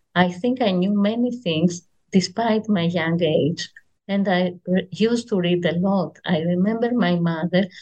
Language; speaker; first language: English; non-native, fluent; Greek